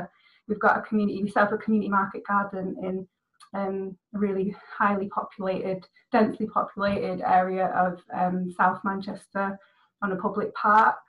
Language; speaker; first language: English; native; English